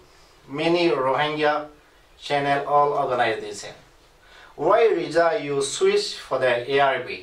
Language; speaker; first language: English; non-native, learner; Rohingya